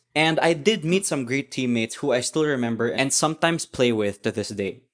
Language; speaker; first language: English; non-native, local second language; Filipino